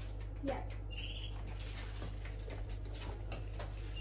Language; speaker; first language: Dutch; native; Dutch